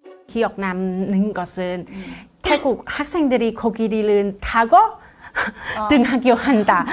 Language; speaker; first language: Korean; non-native, learner; Thai